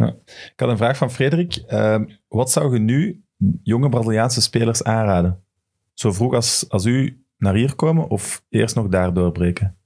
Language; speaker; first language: Dutch; native; Dutch